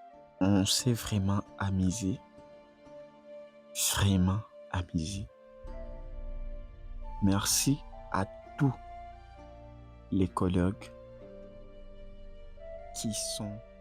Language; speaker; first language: French; non-native, local second language; Swahili